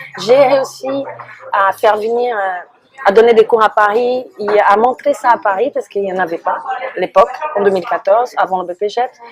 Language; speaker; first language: French; non-native, fluent; Portuguese